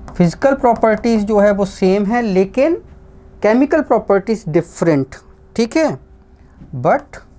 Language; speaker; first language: Hindi; non-native, local second language; Gujarati